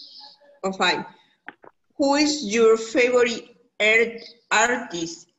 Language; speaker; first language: English; non-native, learner; Spanish